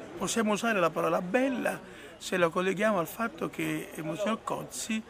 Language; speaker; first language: Italian; native; Italian